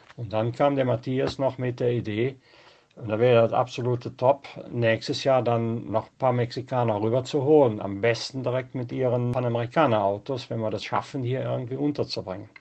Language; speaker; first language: German; native; German